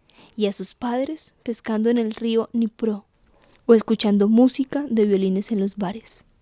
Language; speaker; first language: Spanish; native; Spanish